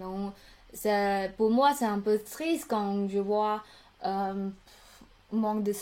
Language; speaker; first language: French; non-native, learner; Khmer